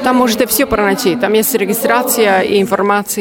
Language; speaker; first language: Russian; non-native, learner; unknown